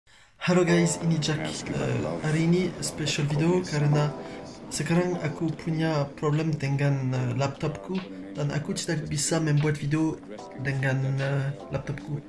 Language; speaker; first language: Indonesian; non-native, learner; French